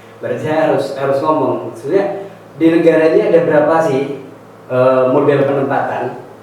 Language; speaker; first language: Indonesian; non-native, local second language; Javanese